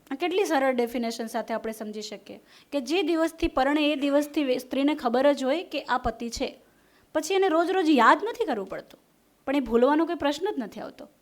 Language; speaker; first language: Gujarati; non-native, local second language; Hindi